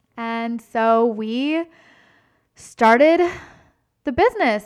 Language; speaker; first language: English; native; English